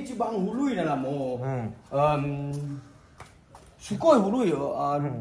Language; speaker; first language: Japanese; non-native, learner; Thai